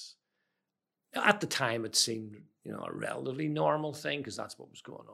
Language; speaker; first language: English; native; English